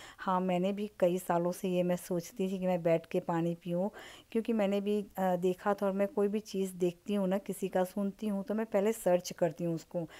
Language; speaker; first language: Hindi; native; Hindi